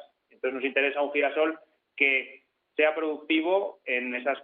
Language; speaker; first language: Spanish; native; Spanish